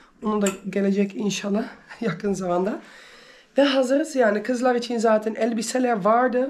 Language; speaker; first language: Turkish; early bilingual, heritage; Turkish